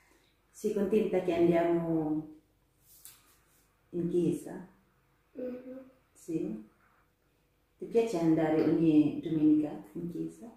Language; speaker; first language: Italian; non-native, fluent; Filipino